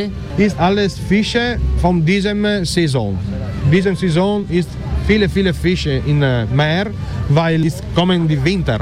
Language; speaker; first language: German; non-native, learner; Italian